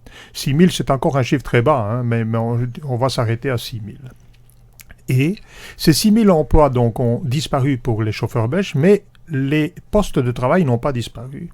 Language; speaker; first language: French; native; French